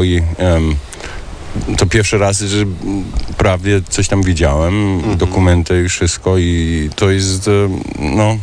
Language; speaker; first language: Polish; early bilingual, heritage; German